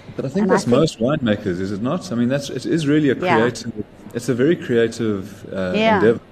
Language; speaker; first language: English; native; English